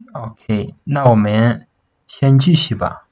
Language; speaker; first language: Chinese; non-native, fluent; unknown